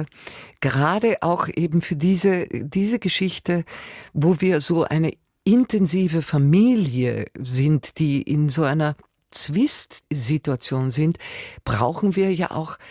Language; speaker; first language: German; native; German